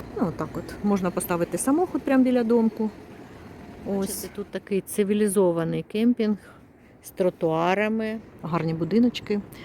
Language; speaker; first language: Ukrainian; non-native, local second language; Russian